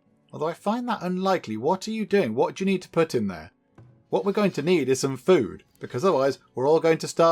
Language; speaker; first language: English; native; English